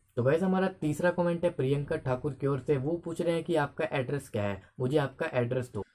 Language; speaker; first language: Hindi; native; Hindi